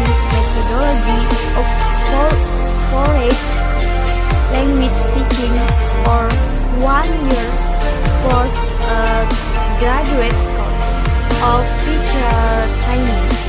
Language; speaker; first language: English; non-native, learner; Indonesian